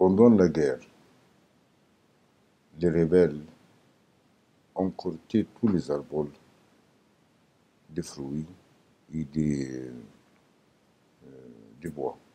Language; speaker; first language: French; non-native, learner; Arabic